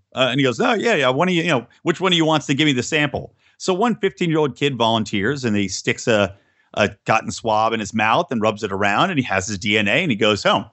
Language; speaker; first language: English; native; English